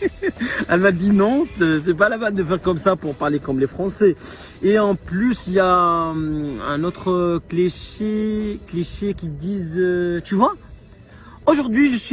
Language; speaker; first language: French; non-native, fluent; Arabic